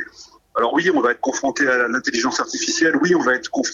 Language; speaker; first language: French; native; French